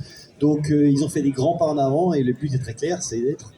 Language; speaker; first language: French; native; French